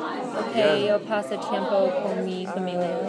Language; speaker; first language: Spanish; non-native, learner; English